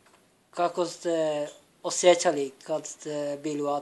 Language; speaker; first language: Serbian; non-native, learner; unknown